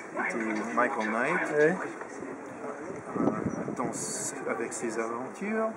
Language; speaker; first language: French; non-native, fluent; English